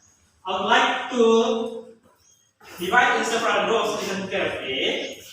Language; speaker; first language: English; non-native, learner; Indonesian